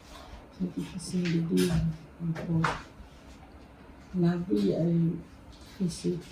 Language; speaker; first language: French; non-native, fluent; Khmer